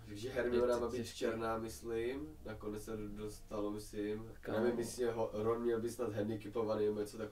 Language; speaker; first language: Czech; native; Czech